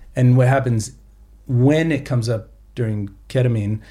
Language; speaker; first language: English; native; English